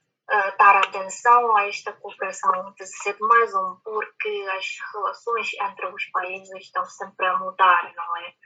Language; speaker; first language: Portuguese; non-native, fluent; Chinese